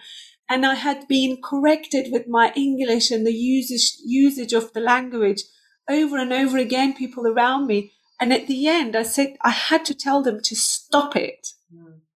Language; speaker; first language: English; non-native, fluent; Turkish